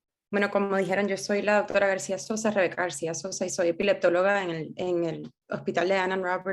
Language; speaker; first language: Spanish; native; Spanish